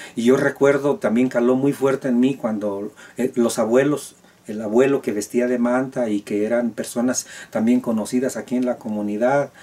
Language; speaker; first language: Spanish; native; Spanish